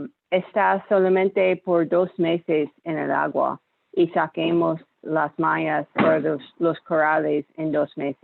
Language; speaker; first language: Spanish; non-native, learner; English